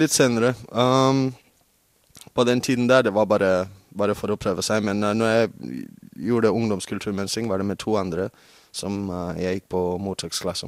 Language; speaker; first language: Norwegian; non-native, fluent; English